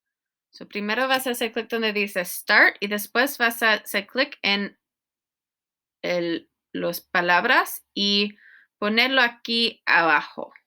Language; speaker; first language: Spanish; non-native, learner; English